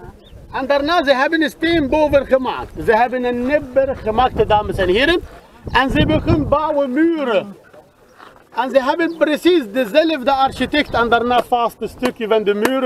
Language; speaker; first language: Dutch; non-native, learner; Arabic